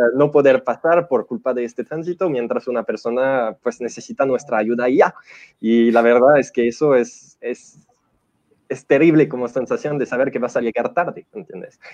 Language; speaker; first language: Spanish; non-native, fluent; French